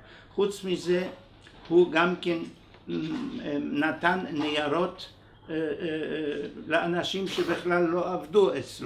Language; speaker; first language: Hebrew; non-native, fluent; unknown